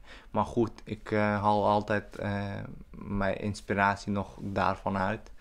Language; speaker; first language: Dutch; early bilingual, other home language; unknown